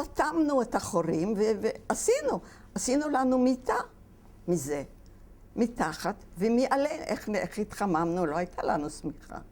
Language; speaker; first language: Hebrew; non-native, fluent; Polish